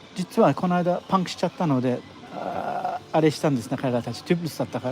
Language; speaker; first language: Japanese; non-native, fluent; Turkish